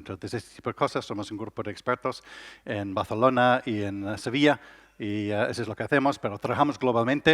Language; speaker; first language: Spanish; non-native, learner; English